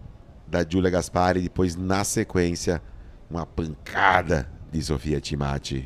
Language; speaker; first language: Portuguese; native; Portuguese